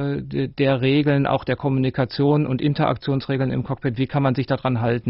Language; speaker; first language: German; native; German